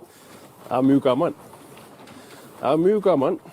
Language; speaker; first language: Icelandic; non-native, learner; Kalaallisut